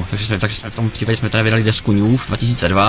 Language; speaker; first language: Czech; native; Czech